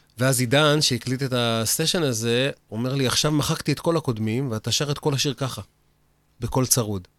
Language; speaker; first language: Hebrew; native; Hebrew